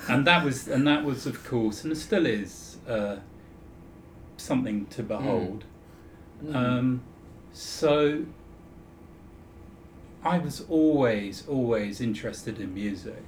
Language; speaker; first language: English; native; English